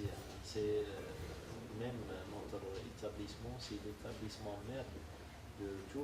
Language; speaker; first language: French; non-native, local second language; Arabic